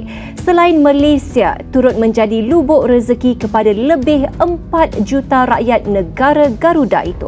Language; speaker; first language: Malay; native; Malay